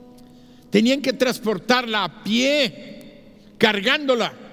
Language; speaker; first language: Spanish; native; Spanish